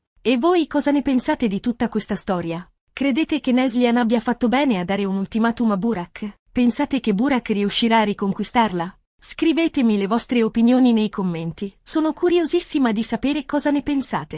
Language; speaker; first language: Italian; native; Italian